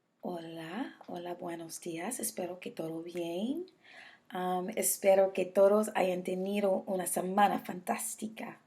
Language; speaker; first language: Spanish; non-native, learner; English